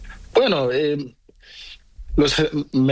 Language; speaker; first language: Spanish; non-native, learner; Portuguese